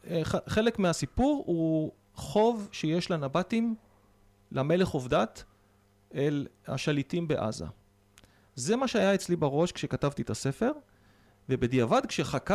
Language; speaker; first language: Hebrew; native; Hebrew